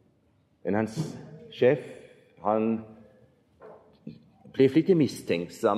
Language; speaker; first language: Swedish; non-native, fluent; German